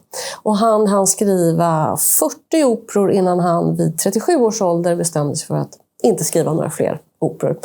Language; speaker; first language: Swedish; native; Swedish